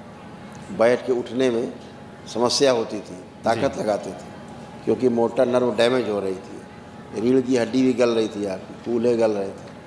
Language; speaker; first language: Hindi; native; Hindi